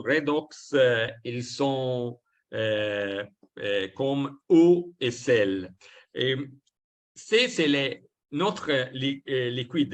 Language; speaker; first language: French; non-native, learner; Italian